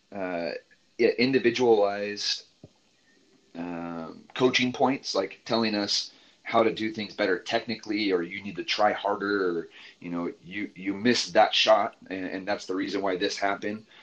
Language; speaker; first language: English; native; English